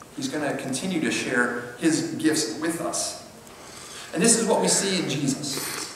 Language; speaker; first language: English; native; English